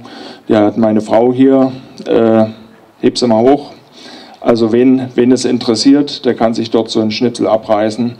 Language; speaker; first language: German; native; German